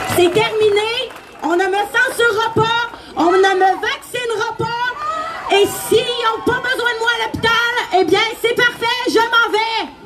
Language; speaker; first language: French; native; French